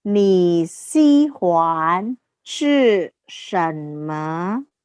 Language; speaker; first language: Chinese; non-native, fluent; Indonesian